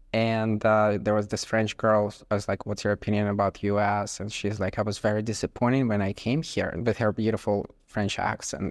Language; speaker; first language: English; non-native, fluent; Ukrainian